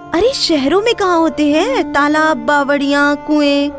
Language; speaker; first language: Hindi; native; Hindi